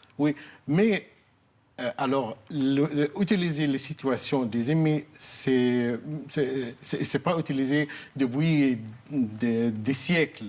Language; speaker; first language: French; non-native, fluent; Arabic